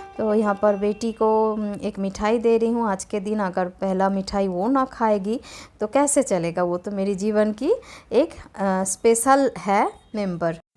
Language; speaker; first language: Hindi; non-native, local second language; Bangla